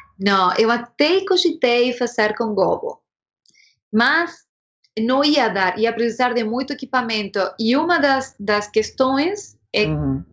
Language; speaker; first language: Portuguese; non-native, fluent; Spanish